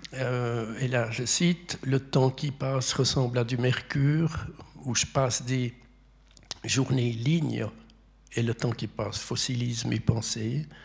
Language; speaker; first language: French; native; French